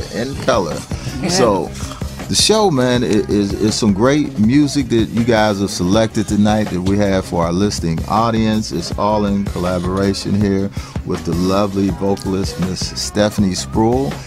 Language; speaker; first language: English; native; English